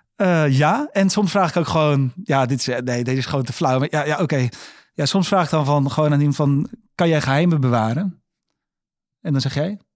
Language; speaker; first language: Dutch; native; Dutch